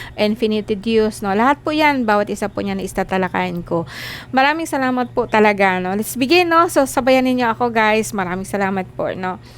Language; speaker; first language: Filipino; non-native, local second language; Cebuano